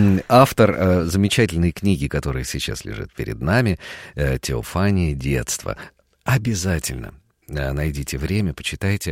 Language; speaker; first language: Russian; native; Russian